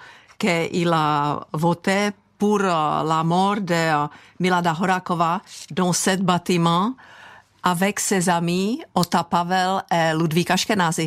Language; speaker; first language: French; non-native, fluent; Czech